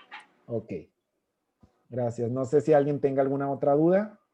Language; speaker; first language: Spanish; native; Spanish